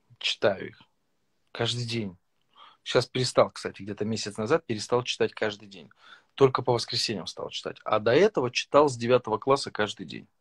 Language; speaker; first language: Russian; native; Russian